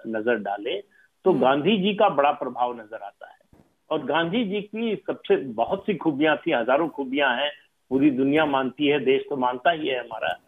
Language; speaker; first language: Hindi; native; Hindi